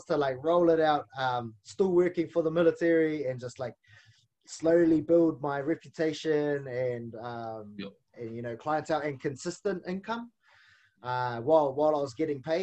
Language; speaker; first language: English; non-native, local second language; Māori